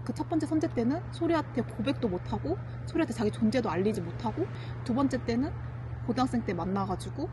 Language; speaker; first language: Korean; native; Korean